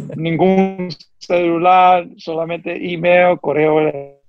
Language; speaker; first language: Spanish; early bilingual, heritage; Spanish